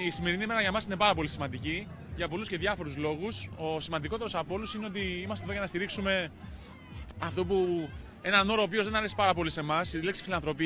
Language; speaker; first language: Greek; native; Greek